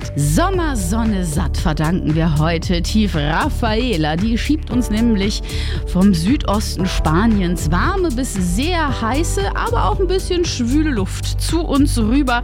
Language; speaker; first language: German; native; German